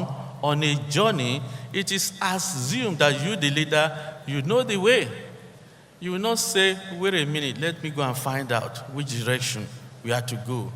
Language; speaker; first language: English; non-native, local second language; Yoruba